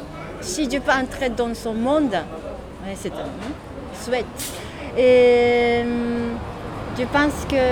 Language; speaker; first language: French; non-native, learner; Japanese